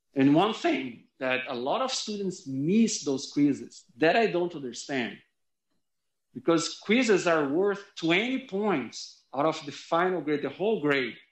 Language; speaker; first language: English; non-native, fluent; Portuguese